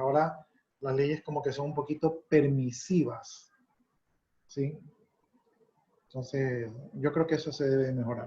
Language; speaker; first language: Spanish; native; Spanish